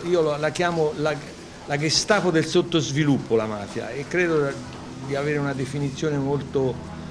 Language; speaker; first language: Italian; native; Italian